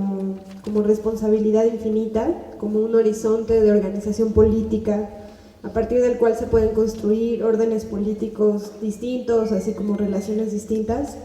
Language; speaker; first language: Spanish; native; Spanish